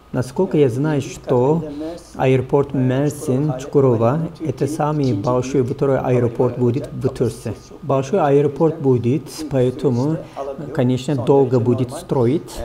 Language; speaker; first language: Russian; non-native, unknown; Turkish